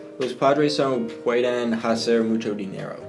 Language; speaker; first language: Spanish; non-native, learner; English